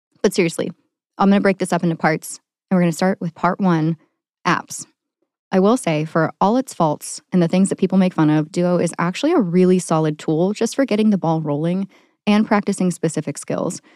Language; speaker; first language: English; native; English